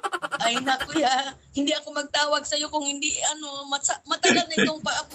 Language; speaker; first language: Filipino; non-native, local second language; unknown